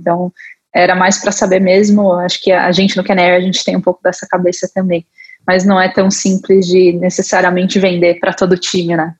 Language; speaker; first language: Portuguese; native; Portuguese